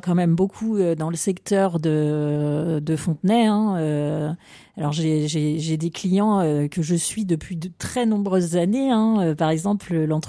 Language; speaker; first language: French; native; French